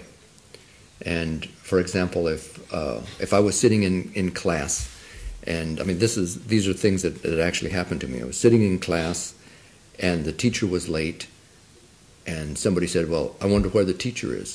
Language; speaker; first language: English; non-native, local second language; Spanish